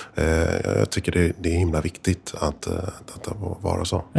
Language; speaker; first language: Swedish; non-native, fluent; English